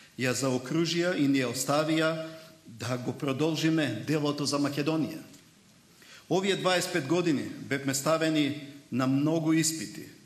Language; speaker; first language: Macedonian; native; Macedonian